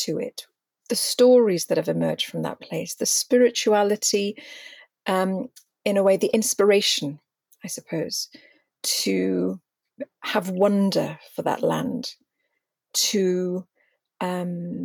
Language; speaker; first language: English; native; English